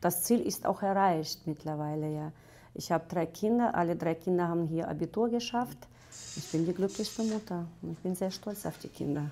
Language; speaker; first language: German; non-native, fluent; Russian